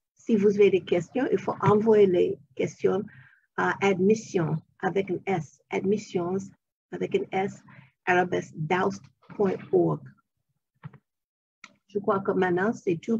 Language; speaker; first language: French; non-native, fluent; English